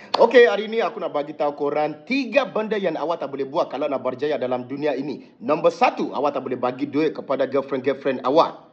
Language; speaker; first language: Malay; non-native, fluent; Yoruba